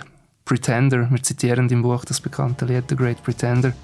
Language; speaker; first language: German; native; German